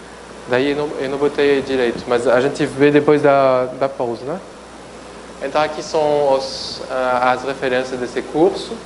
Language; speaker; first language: Portuguese; non-native, fluent; French